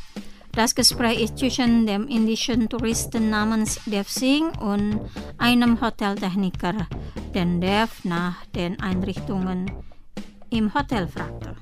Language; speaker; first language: German; non-native, fluent; Indonesian